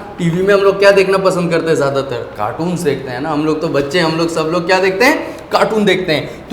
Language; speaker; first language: Hindi; native; Hindi